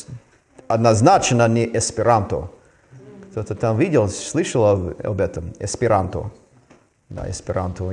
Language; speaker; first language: Russian; non-native, fluent; English